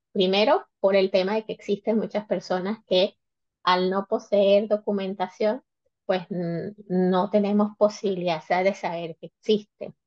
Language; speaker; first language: Spanish; native; Spanish